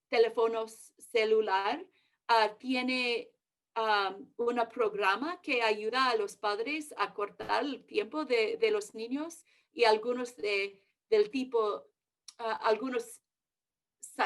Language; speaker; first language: Spanish; early bilingual, heritage; English